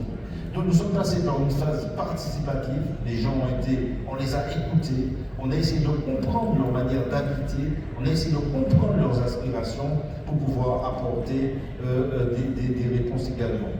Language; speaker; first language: French; native; French